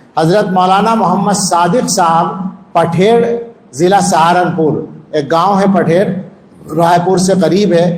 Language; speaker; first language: Urdu; non-native, local second language; Punjabi